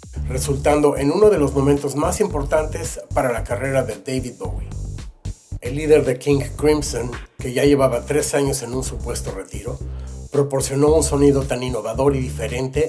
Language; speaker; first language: Spanish; native; Spanish